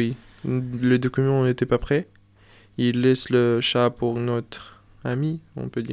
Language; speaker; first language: French; non-native, learner; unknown